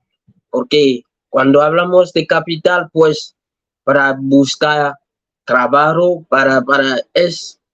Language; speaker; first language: Spanish; non-native, learner; French